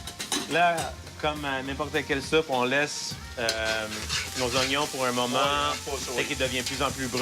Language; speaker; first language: French; native; French